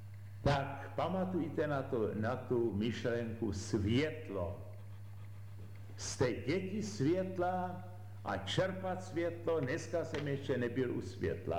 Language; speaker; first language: Czech; native; Czech